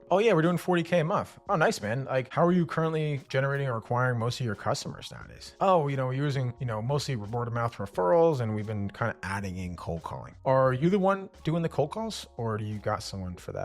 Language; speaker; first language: English; native; English